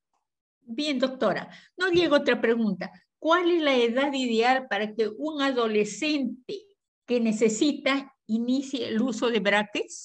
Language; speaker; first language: Spanish; native; Spanish